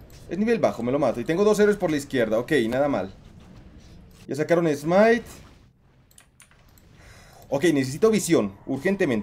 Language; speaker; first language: Spanish; native; Spanish